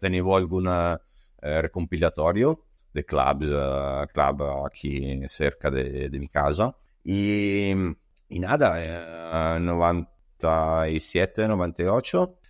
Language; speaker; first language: Spanish; non-native, learner; Italian